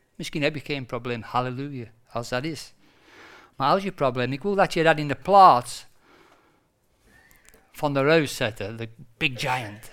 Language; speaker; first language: Dutch; non-native, fluent; English